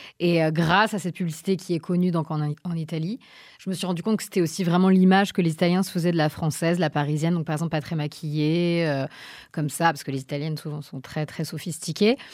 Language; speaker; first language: French; native; French